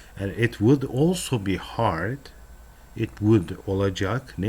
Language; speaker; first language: English; non-native, fluent; Turkish